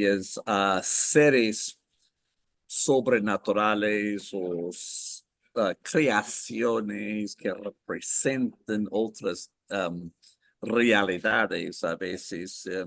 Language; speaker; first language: Spanish; non-native, fluent; English